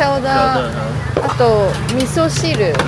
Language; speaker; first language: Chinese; non-native, learner; Japanese